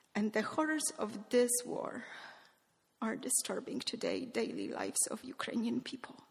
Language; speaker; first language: English; non-native, fluent; Polish